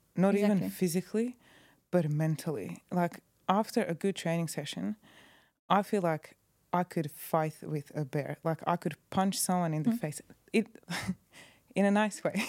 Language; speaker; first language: English; non-native, fluent; Croatian